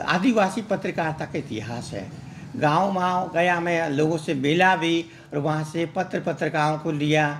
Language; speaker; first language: Hindi; native; Hindi